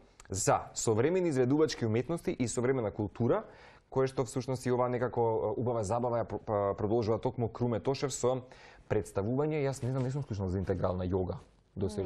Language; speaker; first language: Macedonian; native; Macedonian